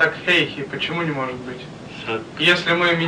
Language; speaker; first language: Russian; native; Russian